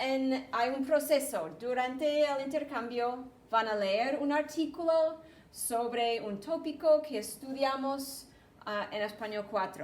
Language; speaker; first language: Spanish; non-native, fluent; English